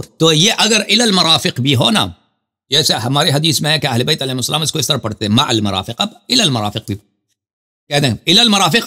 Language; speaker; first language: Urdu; non-native, fluent; Persian